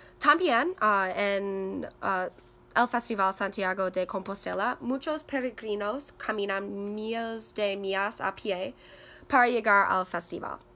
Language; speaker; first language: Spanish; non-native, learner; English